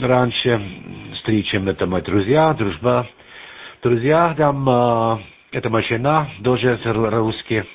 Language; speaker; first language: Russian; non-native, learner; German